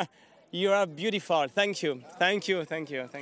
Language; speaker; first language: English; non-native, learner; French